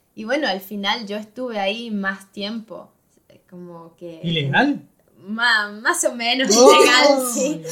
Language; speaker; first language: Spanish; non-native, fluent; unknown